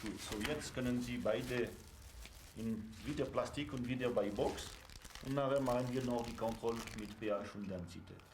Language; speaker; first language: German; non-native, local second language; French